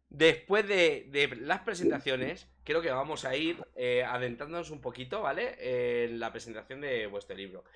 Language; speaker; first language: Spanish; native; Spanish